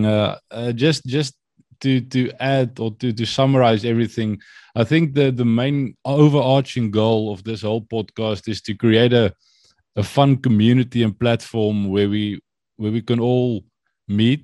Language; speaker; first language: English; non-native, local second language; Afrikaans